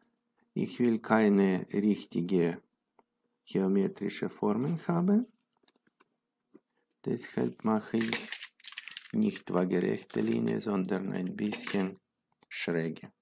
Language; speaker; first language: German; non-native, fluent; Russian